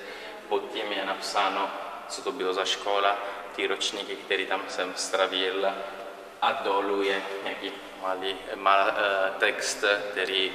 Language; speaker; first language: Czech; non-native, learner; Italian